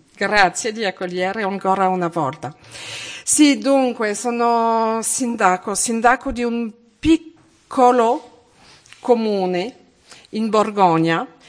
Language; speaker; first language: Italian; non-native, learner; French